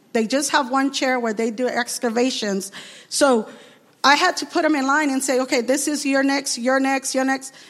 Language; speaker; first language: English; early bilingual, other home language; Spanish